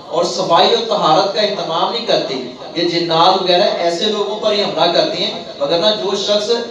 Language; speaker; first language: Urdu; non-native, local second language; Punjabi